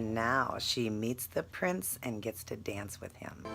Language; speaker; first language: English; native; English